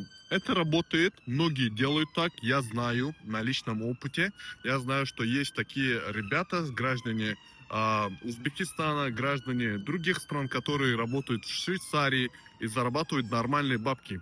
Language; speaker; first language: Russian; non-native, local second language; Tajik